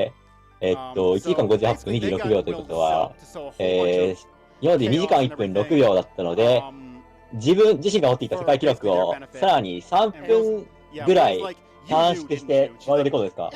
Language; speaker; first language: Japanese; native; Japanese